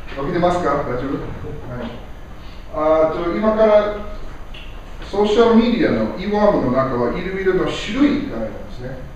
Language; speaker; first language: Japanese; non-native, learner; English